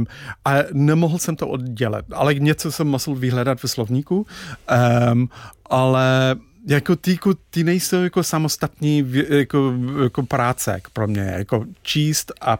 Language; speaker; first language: Czech; non-native, fluent; English